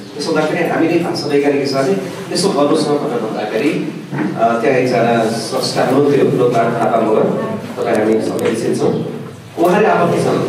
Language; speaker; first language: Nepali; non-native, local second language; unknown